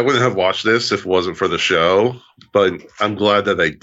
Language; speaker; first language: English; native; English